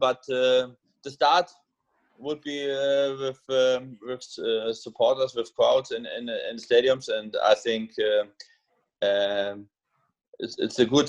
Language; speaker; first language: English; non-native, learner; German